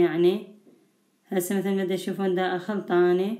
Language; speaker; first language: Arabic; native; Arabic